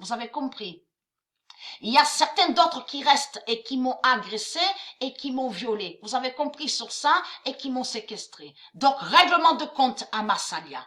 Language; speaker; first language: French; native; French